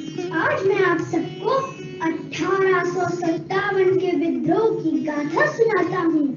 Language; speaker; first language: Hindi; native; Hindi